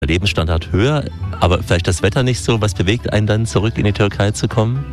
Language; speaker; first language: German; native; German